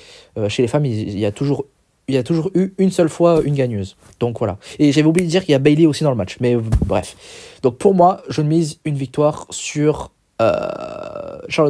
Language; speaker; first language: French; native; French